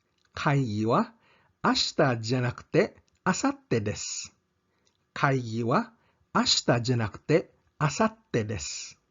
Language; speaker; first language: Japanese; non-native, fluent; English